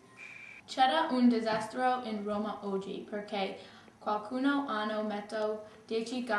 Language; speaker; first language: Italian; non-native, learner; English